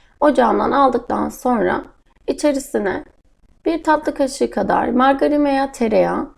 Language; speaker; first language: Turkish; native; Turkish